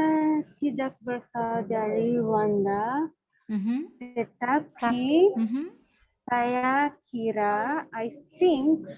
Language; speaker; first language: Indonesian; non-native, learner; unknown